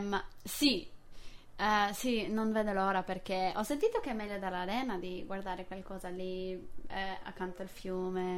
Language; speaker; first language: Italian; non-native, fluent; English